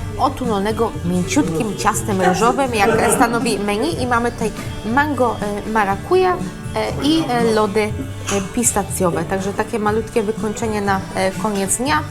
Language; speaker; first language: Polish; native; Polish